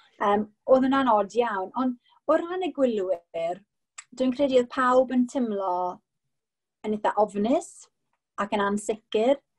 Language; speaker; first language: Welsh; non-native, local second language; English